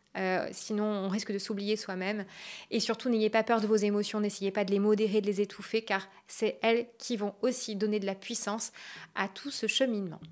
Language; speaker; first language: French; native; French